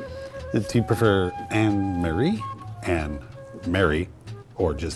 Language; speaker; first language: English; native; English